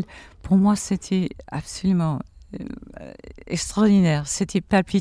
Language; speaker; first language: French; non-native, fluent; English